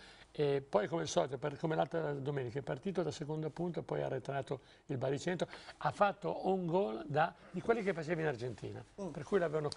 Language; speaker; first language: Italian; native; Italian